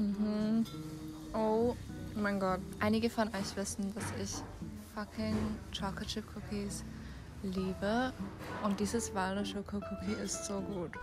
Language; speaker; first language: German; non-native, fluent; English